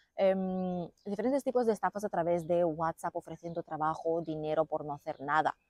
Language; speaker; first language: Spanish; non-native, fluent; Lithuanian